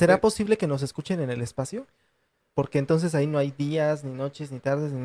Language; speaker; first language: Spanish; native; Spanish